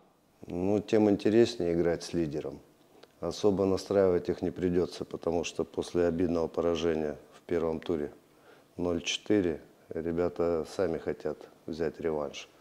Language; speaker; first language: Russian; native; Russian